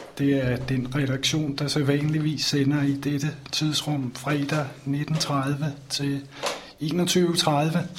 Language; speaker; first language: Danish; native; Danish